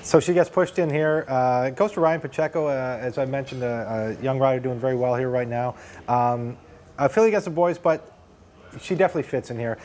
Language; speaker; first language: English; native; English